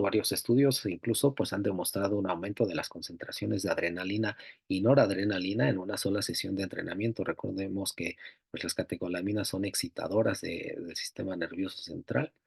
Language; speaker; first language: Spanish; native; Spanish